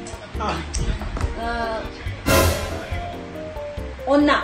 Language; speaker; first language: Japanese; non-native, learner; Filipino